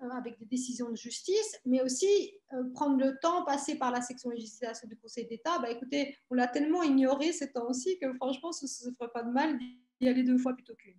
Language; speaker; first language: French; native; French